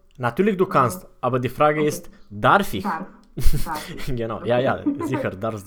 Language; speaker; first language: German; non-native, fluent; Romanian